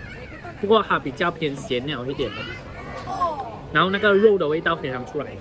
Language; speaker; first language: Chinese; native; Chinese